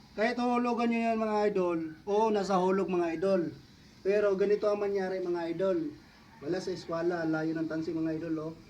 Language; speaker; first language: Filipino; non-native, local second language; Cebuano